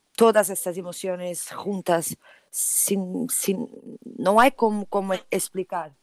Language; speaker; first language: Spanish; non-native, learner; Portuguese